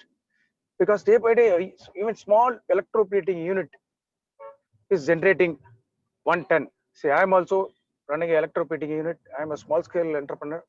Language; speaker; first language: English; non-native, local second language; Tamil